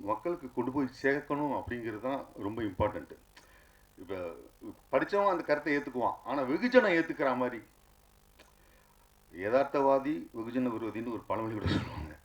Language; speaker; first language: Tamil; native; Tamil